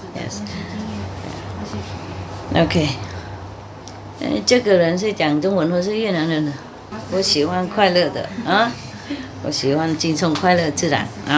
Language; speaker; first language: Chinese; non-native, fluent; Vietnamese